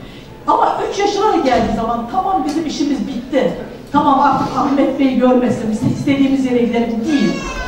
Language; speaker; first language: Turkish; native; Turkish